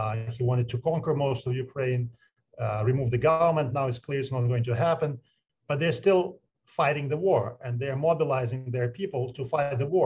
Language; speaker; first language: English; non-native, fluent; Ukrainian